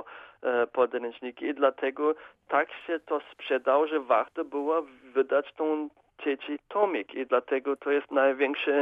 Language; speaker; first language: Polish; non-native, fluent; German